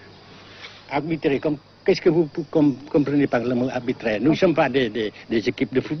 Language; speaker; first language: French; non-native, local second language; Vietnamese